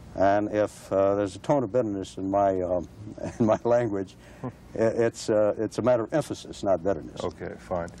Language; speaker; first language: English; native; English